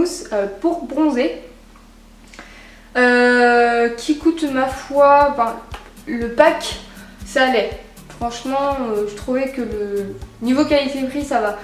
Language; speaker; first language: French; native; French